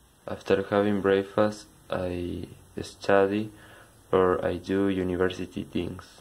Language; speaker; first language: English; non-native, learner; Spanish